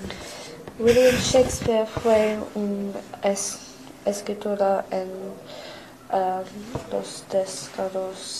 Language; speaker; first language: Spanish; non-native, learner; English